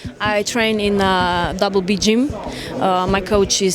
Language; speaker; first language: English; non-native, learner; Slovenian